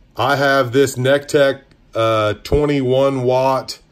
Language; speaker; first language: English; native; English